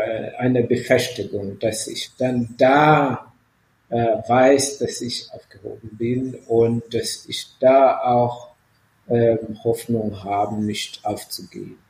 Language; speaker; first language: German; non-native, fluent; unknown